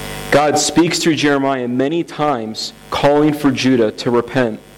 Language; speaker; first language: English; native; English